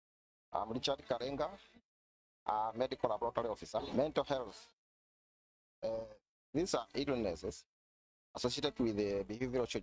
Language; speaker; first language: English; non-native, local second language; Swahili